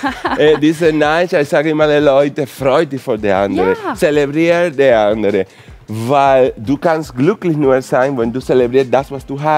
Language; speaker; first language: German; non-native, fluent; Spanish